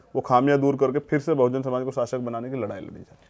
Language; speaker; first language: Hindi; native; Hindi